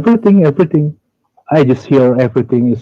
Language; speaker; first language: English; non-native, learner; Indonesian